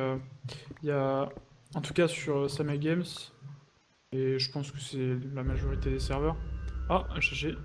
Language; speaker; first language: French; native; French